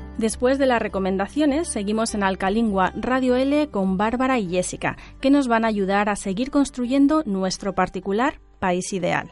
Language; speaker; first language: Spanish; native; Spanish